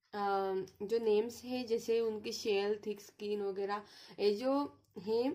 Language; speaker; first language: Hindi; non-native, local second language; Marathi